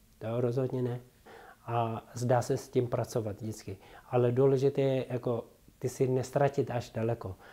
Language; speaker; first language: Czech; non-native, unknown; Tibetan